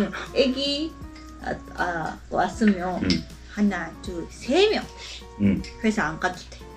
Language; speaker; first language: Korean; non-native, learner; Japanese